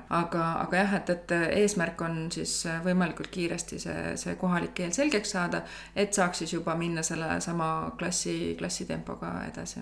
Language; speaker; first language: Estonian; native; Estonian